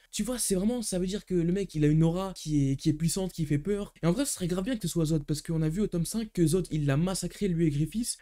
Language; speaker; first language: French; native; French